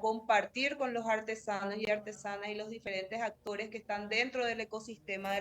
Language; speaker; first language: Spanish; native; Spanish